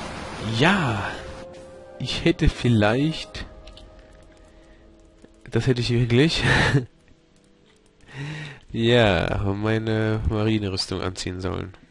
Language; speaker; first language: German; native; German